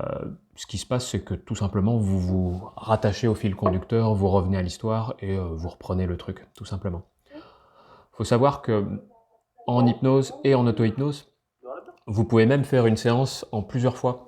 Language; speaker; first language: French; native; French